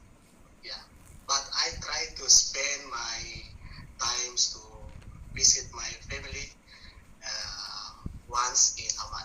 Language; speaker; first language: English; non-native, learner; Buginese